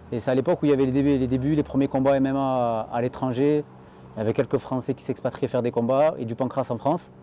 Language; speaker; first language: French; native; French